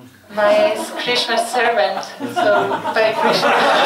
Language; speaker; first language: English; non-native, fluent; Slovak